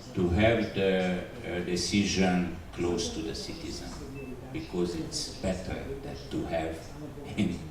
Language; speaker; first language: English; non-native, learner; Hungarian